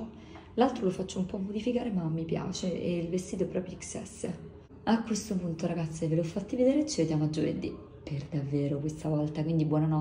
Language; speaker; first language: Italian; native; Italian